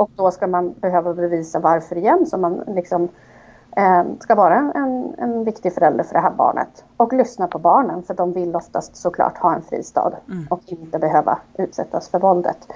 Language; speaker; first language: Swedish; native; Swedish